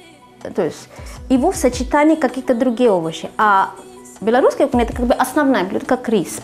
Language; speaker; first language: Russian; non-native, fluent; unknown